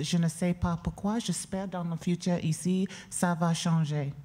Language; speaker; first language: French; non-native, learner; English